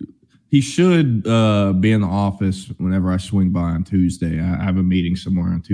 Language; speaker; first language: English; native; English